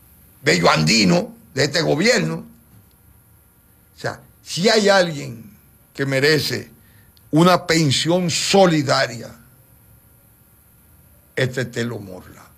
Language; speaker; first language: Spanish; native; Spanish